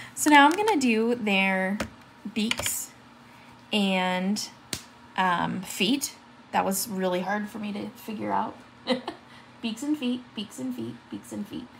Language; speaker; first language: English; native; English